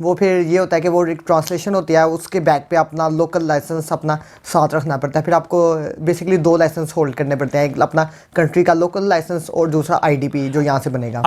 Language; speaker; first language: Urdu; non-native, local second language; Punjabi